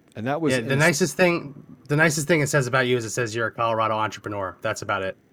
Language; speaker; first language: English; native; English